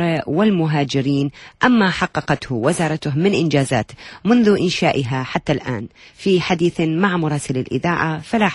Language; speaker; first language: Arabic; native; Arabic